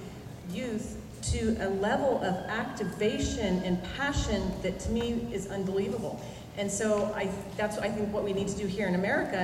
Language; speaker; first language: English; native; English